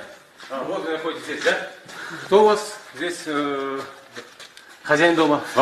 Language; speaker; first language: Russian; native; Russian